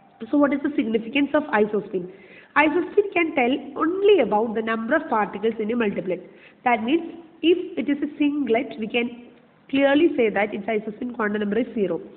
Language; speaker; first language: English; non-native, local second language; Malayalam